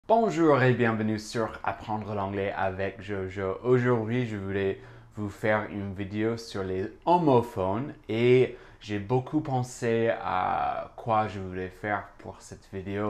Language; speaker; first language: French; non-native, fluent; English